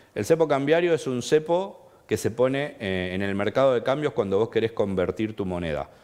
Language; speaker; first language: Spanish; native; Spanish